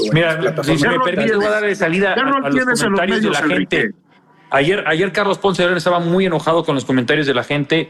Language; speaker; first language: Spanish; native; Spanish